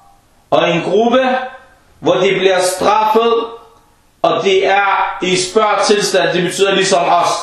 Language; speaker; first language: Danish; non-native, fluent; Arabic